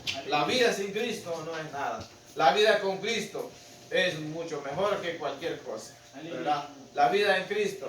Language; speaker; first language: Spanish; native; Spanish